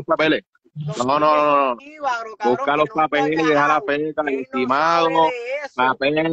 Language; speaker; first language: Spanish; native; Spanish